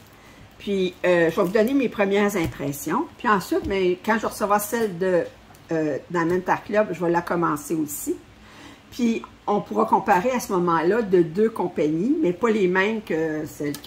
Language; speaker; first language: French; native; French